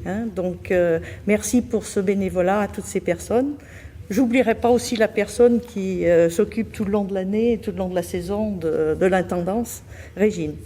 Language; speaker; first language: French; native; French